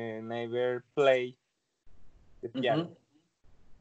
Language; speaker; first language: English; non-native, learner; Spanish